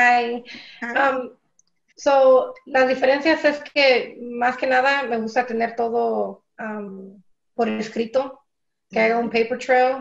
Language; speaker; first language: Spanish; early bilingual, heritage; Spanish